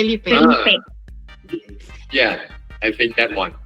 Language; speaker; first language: English; non-native, learner; Thai